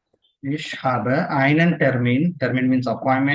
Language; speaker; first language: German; non-native, fluent; Tamil